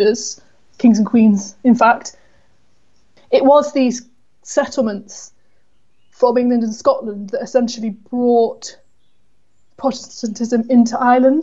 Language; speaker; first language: English; native; English